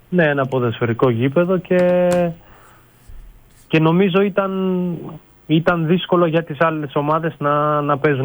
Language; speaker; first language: Greek; non-native, fluent; Bulgarian